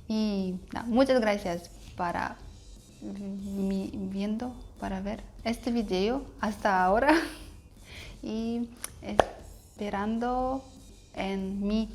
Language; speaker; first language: Spanish; non-native, learner; Russian